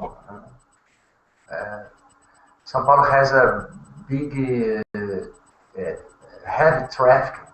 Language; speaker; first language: English; non-native, learner; Portuguese